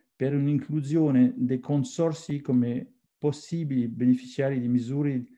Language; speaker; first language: Italian; non-native, fluent; French